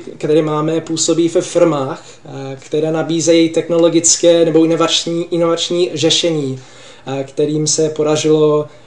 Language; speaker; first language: Czech; non-native, fluent; English